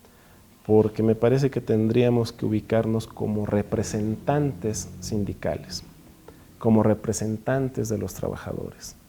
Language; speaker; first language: Spanish; native; Spanish